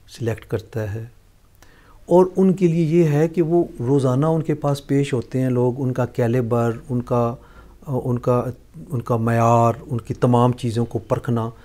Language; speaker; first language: Urdu; non-native, local second language; Punjabi